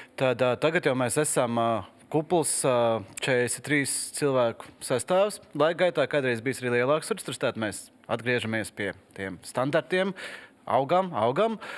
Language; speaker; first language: Latvian; native; Latvian